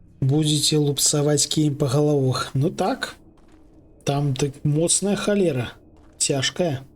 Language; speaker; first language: Belarusian; native; Belarusian